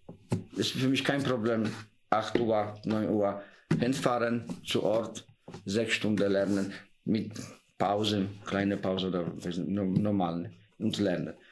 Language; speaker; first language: German; non-native, learner; Polish